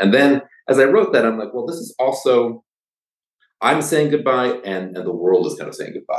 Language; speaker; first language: English; early bilingual, other home language; Polish